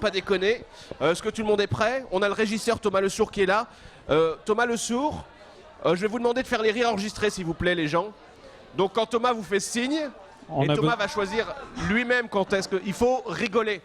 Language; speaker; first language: French; native; French